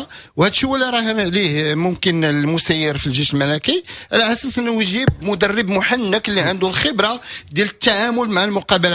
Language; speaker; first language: Arabic; native; Arabic